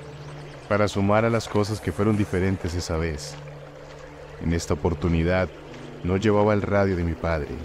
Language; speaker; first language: Spanish; native; Spanish